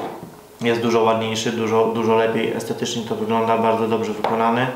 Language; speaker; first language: Polish; native; Polish